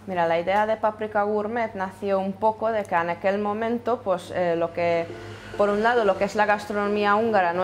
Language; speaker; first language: Spanish; non-native, fluent; Hungarian